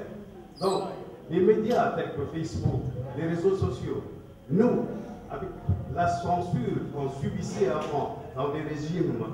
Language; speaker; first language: French; non-native, local second language; Arabic